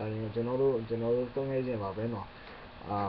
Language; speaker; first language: Burmese; non-native, learner; English